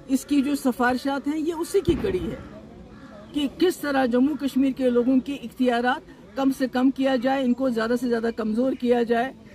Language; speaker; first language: Hindi; non-native, local second language; Kashmiri